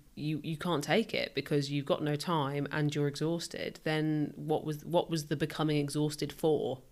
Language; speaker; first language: English; native; English